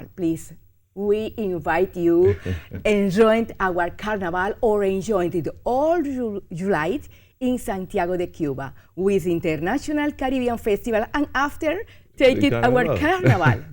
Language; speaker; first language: English; non-native, learner; Spanish